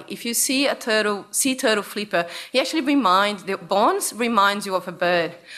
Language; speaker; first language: English; non-native, fluent; Portuguese